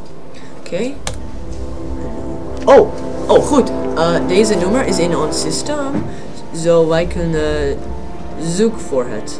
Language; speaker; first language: Dutch; non-native, learner; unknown